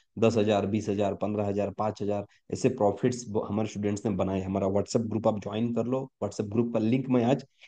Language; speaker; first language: Hindi; non-native, local second language; Marathi